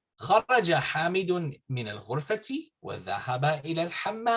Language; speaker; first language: Arabic; non-native, fluent; English